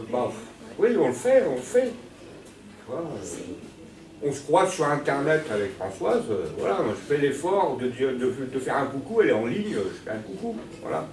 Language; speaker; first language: French; native; French